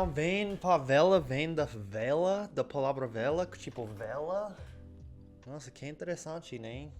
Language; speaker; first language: Portuguese; non-native, learner; English